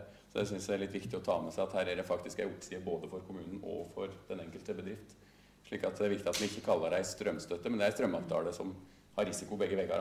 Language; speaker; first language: Norwegian; native; Norwegian